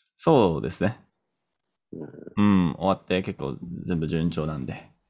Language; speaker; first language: Japanese; non-native, fluent; English